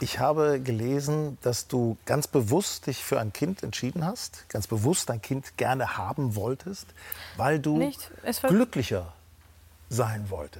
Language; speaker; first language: German; native; German